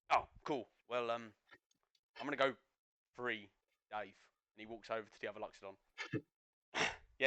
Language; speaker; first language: English; native; English